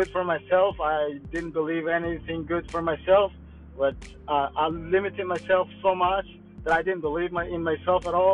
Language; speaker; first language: English; non-native, fluent; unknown